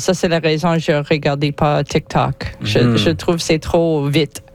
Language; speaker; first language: French; non-native, learner; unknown